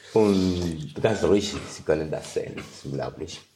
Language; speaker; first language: German; non-native, fluent; Spanish